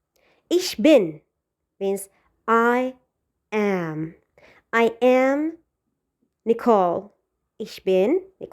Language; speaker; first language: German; non-native, fluent; Persian